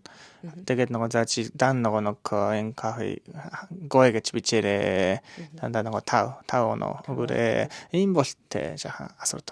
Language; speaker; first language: Mongolian; non-native, learner; Japanese